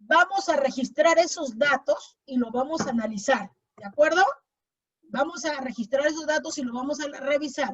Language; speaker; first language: Spanish; native; Spanish